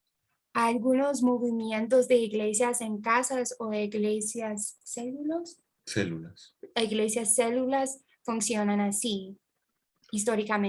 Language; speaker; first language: Spanish; non-native, fluent; English